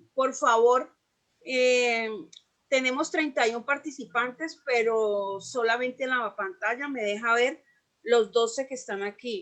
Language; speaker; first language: Spanish; native; Spanish